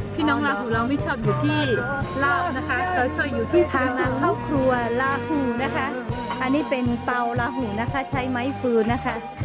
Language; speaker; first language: Thai; non-native, local second language; Lahu